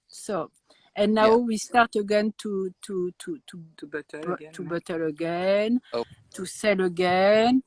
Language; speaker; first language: English; non-native, learner; French